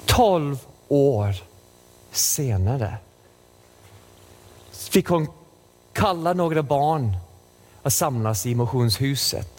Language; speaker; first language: Swedish; non-native, fluent; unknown